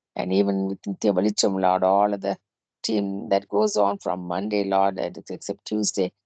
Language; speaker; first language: English; non-native, local second language; Tamil